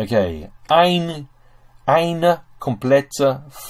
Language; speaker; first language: German; non-native, fluent; English